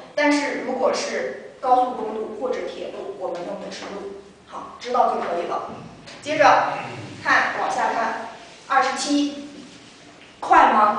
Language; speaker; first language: Chinese; native; Chinese